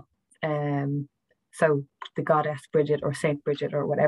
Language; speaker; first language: English; native; English